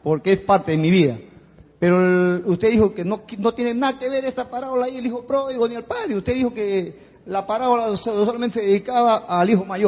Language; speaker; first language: Spanish; native; Spanish